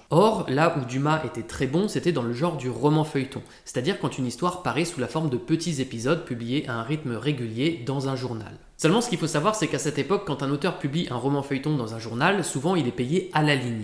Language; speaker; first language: French; native; French